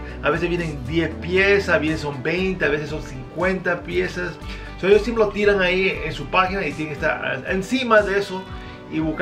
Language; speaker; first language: Spanish; early bilingual, heritage; Spanish